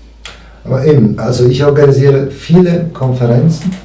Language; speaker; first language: German; non-native, fluent; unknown